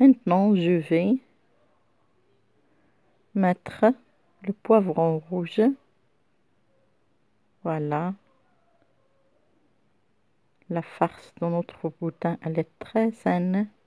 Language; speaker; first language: French; non-native, local second language; Arabic